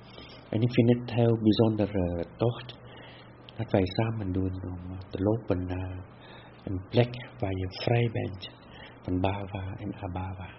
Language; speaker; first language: Dutch; non-native, fluent; Vietnamese